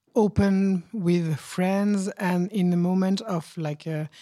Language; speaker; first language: English; non-native, learner; French